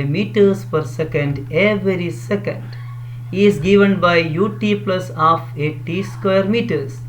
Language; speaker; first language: English; non-native, local second language; Malayalam